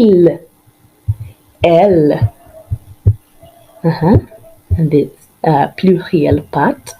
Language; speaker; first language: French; non-native, fluent; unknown